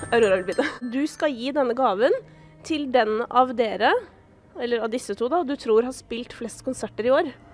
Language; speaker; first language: Norwegian; native; Norwegian